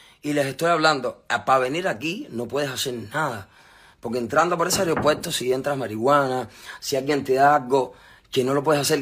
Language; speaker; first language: Spanish; native; Spanish